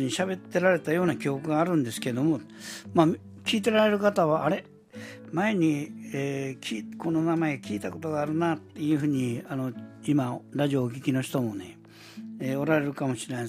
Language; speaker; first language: Japanese; native; Japanese